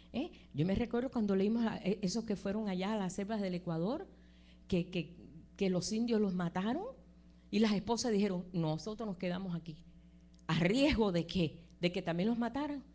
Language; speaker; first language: Spanish; native; Spanish